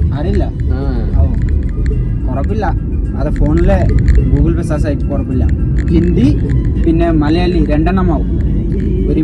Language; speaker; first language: Malayalam; non-native, learner; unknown